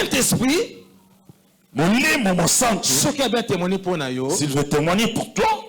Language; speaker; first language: French; non-native, local second language; Lingala